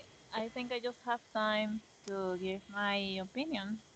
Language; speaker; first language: English; non-native, learner; Spanish